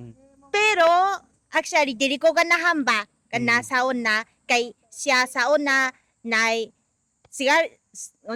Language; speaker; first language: Cebuano; non-native, learner; Japanese